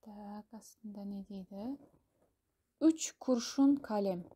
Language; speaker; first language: Turkish; non-native, fluent; Kazakh